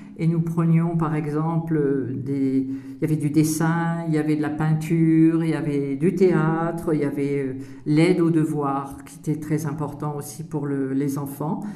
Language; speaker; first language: French; native; French